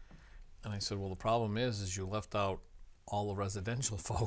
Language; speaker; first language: English; native; English